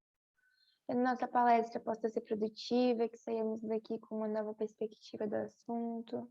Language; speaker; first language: Portuguese; native; Portuguese